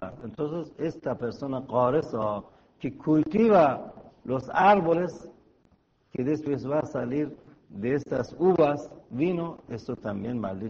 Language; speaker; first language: Spanish; non-native, fluent; Persian